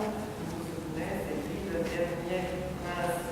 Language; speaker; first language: French; non-native, fluent; Romanian